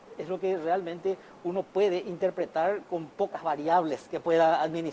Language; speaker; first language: Spanish; native; Spanish